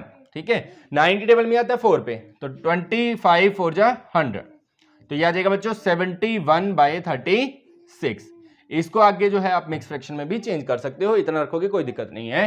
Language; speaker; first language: Hindi; native; Hindi